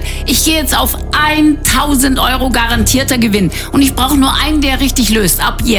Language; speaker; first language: German; native; German